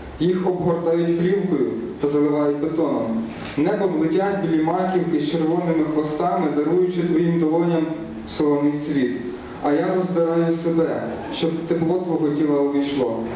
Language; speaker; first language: Ukrainian; native; Ukrainian